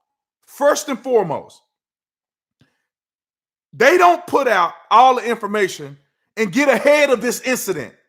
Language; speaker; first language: English; native; English